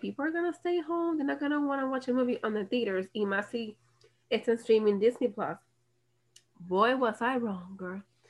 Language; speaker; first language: English; non-native, local second language; Spanish